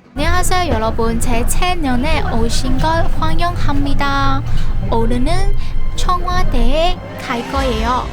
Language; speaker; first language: Korean; non-native, learner; Cantonese